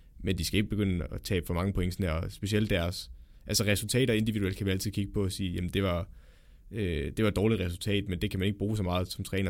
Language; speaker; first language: Danish; native; Danish